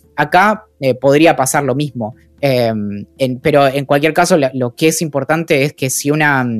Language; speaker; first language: Spanish; native; Spanish